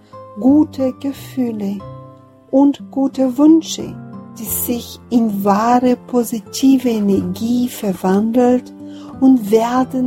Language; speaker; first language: German; non-native, fluent; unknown